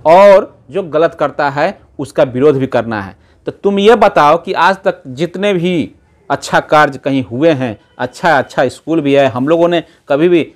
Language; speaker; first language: Hindi; native; Hindi